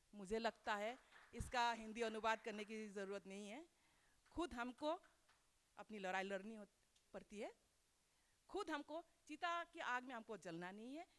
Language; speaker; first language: Hindi; non-native, local second language; Assamese